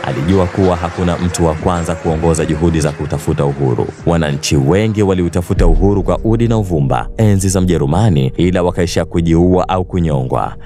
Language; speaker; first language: Swahili; native; Swahili